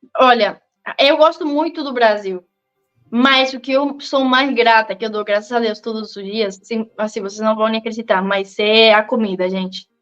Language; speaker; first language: Portuguese; non-native, fluent; Spanish